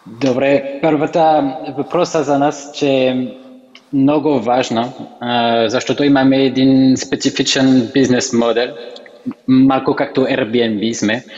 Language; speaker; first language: Bulgarian; non-native, learner; French